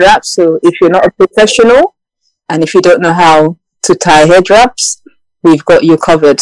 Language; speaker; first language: English; non-native, local second language; Yoruba